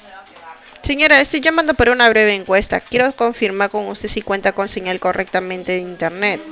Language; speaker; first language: Spanish; native; Spanish